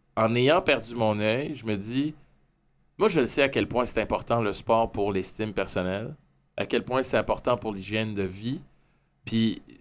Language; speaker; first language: French; native; French